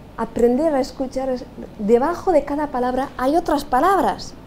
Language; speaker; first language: Spanish; non-native, local second language; Basque